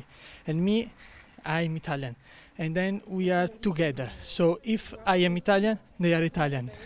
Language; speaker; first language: English; non-native, fluent; Italian